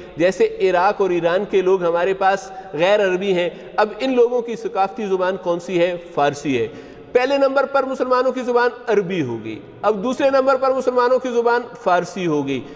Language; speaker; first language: Urdu; native; Urdu